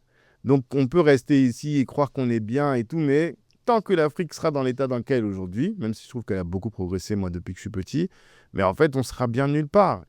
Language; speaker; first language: French; early bilingual, other home language; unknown